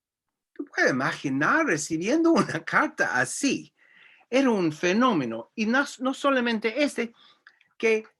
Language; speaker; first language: Spanish; non-native, fluent; English